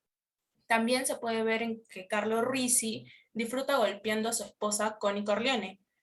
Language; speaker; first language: Spanish; native; Spanish